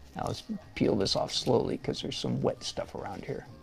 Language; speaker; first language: English; native; English